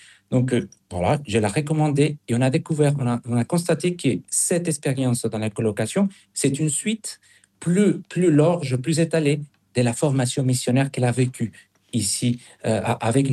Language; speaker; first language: French; non-native, fluent; Spanish